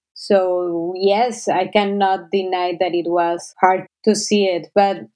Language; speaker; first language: English; non-native, fluent; Spanish